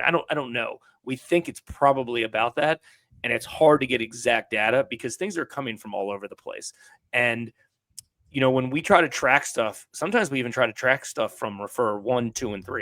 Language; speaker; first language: English; native; English